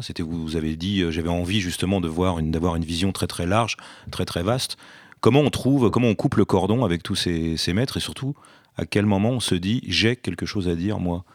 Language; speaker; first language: French; native; French